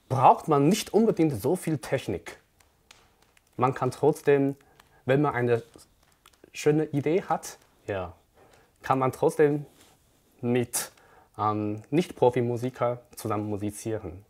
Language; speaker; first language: German; non-native, learner; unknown